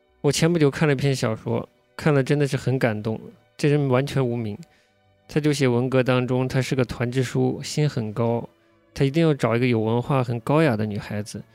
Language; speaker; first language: Chinese; native; Chinese